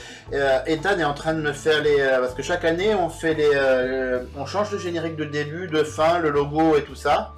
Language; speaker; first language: French; native; French